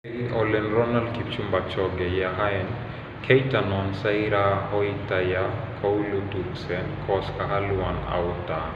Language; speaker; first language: Finnish; non-native, learner; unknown